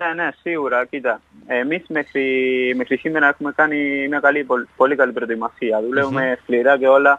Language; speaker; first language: Greek; non-native, fluent; Spanish